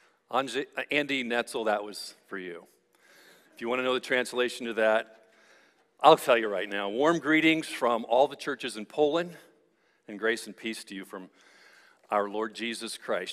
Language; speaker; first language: English; native; English